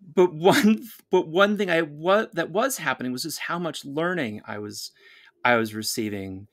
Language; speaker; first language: English; native; English